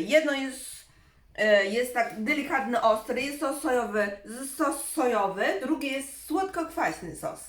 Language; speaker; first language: Polish; non-native, learner; Chinese